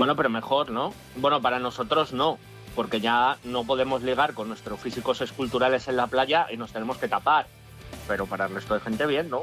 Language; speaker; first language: Spanish; native; Spanish